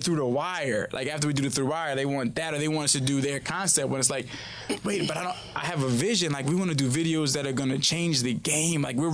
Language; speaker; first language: English; native; English